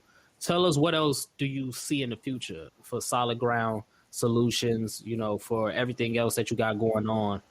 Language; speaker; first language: English; native; English